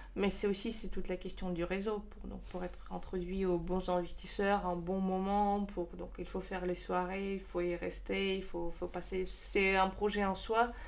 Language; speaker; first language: French; non-native, fluent; Russian